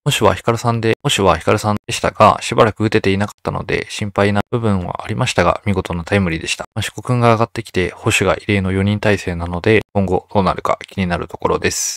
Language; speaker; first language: Japanese; native; Japanese